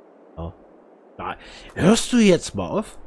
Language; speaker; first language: German; native; German